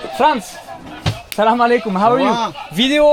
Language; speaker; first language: English; non-native, learner; French